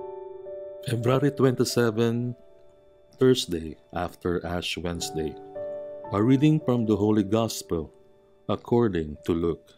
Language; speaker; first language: English; non-native, local second language; Filipino